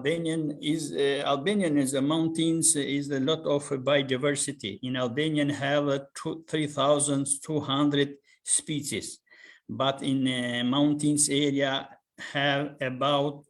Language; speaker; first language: English; non-native, learner; Albanian